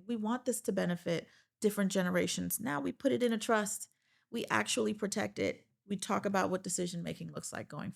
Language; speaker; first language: English; native; English